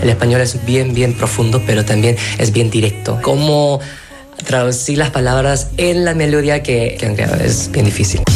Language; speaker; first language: Spanish; non-native, fluent; Korean